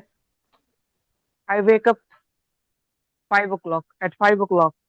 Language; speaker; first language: English; non-native, learner; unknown